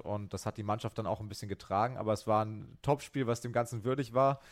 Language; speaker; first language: German; native; German